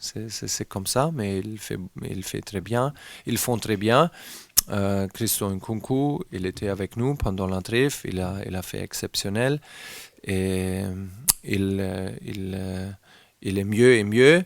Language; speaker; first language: French; non-native, learner; German